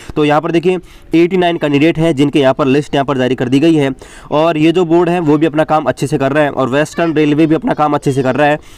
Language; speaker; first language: Hindi; native; Hindi